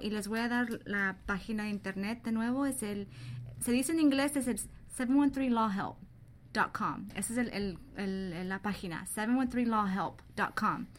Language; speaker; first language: Spanish; early bilingual, heritage; English